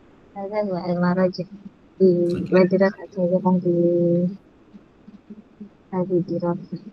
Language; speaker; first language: Arabic; non-native, learner; Malay